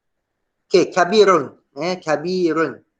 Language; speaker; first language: Arabic; non-native, fluent; Malay